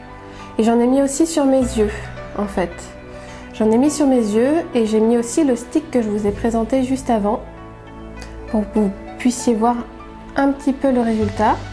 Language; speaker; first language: French; native; French